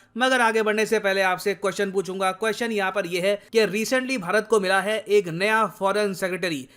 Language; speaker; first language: Hindi; native; Hindi